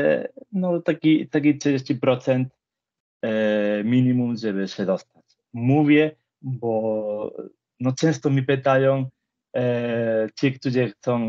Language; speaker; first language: Polish; non-native, fluent; Spanish